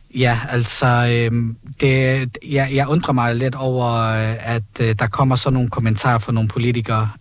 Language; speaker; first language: Danish; early bilingual, other home language; Arabic